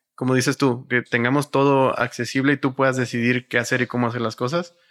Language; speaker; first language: Spanish; native; Spanish